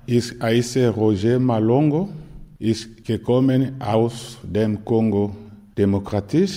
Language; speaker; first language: German; non-native, learner; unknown